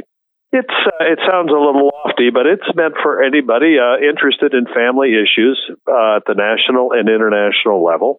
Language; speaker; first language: English; native; English